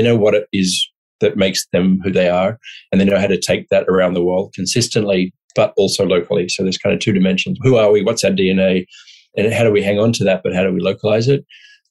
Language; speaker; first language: English; native; English